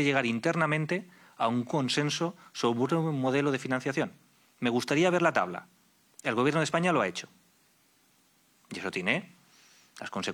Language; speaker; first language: Spanish; native; Spanish